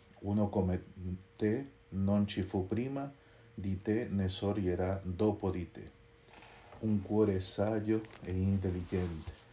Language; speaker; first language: Italian; non-native, fluent; Spanish